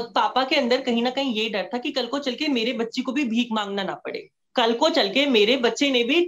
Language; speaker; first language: Hindi; native; Hindi